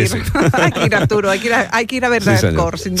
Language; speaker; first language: Spanish; native; Spanish